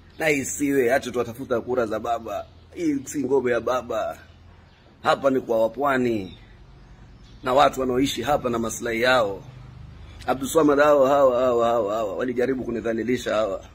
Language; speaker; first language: Swahili; native; Swahili